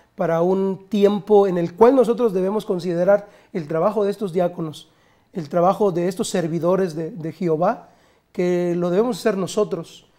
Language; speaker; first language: Spanish; native; Spanish